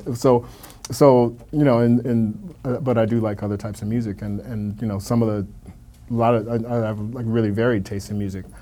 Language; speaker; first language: English; native; English